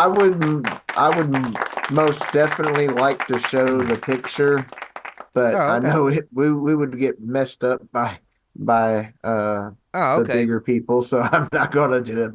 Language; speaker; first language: English; native; English